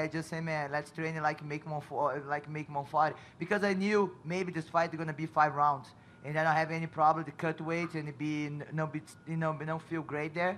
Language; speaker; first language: English; non-native, learner; Portuguese